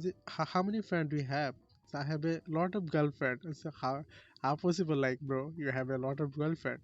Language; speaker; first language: English; non-native, learner; Bangla